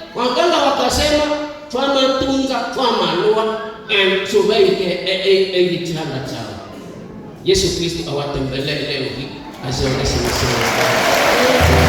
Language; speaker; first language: Swahili; non-native, local second language; Nande